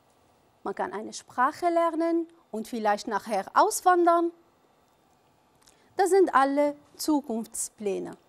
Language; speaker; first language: German; non-native, fluent; Arabic